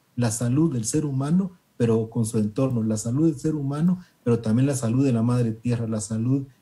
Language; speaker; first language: Spanish; native; Spanish